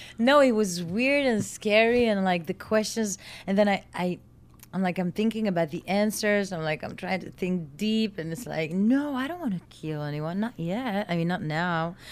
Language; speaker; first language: English; non-native, fluent; Hebrew